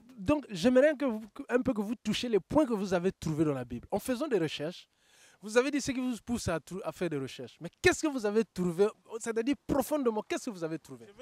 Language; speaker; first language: French; non-native, local second language; Lingala